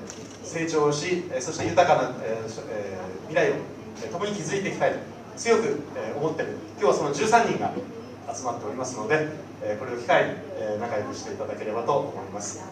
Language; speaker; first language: Japanese; native; Japanese